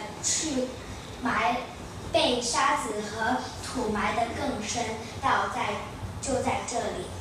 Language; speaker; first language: Chinese; non-native, local second language; Cantonese